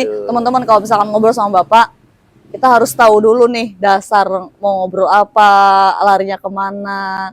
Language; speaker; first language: Indonesian; native; Indonesian